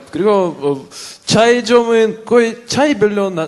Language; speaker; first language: Korean; non-native, fluent; Russian